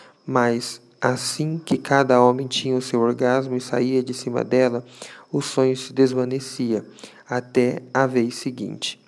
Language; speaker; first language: Portuguese; native; Portuguese